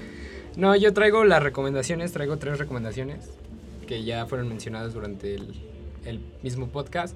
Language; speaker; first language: Spanish; native; Spanish